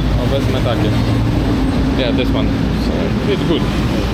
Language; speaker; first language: English; non-native, learner; Polish